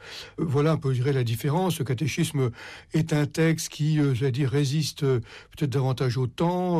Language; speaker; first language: French; native; French